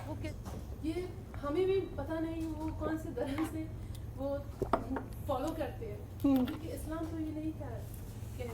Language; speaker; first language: Hindi; non-native, learner; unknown